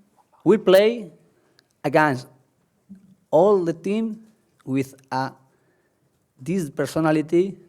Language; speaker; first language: English; non-native, learner; Spanish